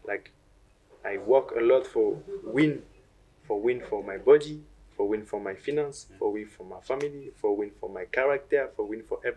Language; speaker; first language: English; non-native, learner; French